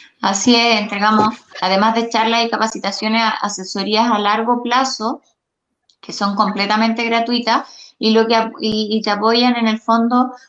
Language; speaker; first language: Spanish; native; Spanish